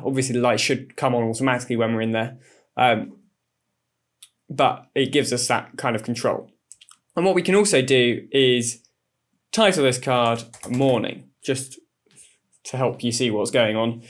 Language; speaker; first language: English; native; English